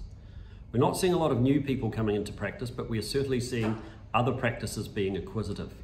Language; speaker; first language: English; native; English